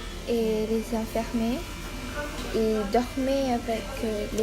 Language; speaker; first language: French; non-native, learner; Malay